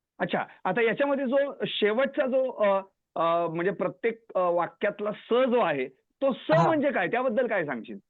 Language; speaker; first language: Marathi; native; Marathi